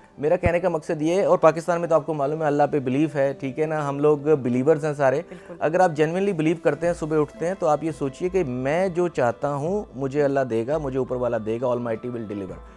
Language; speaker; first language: Hindi; non-native, local second language; Punjabi